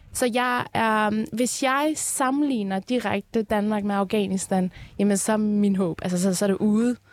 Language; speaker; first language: Danish; early bilingual, other home language; Persian